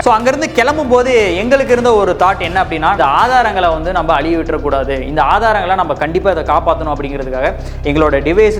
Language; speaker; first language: Tamil; native; Tamil